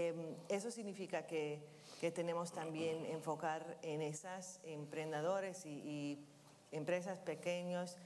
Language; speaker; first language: Spanish; non-native, fluent; English